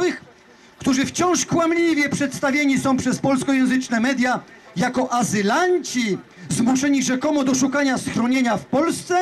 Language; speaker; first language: Polish; native; Polish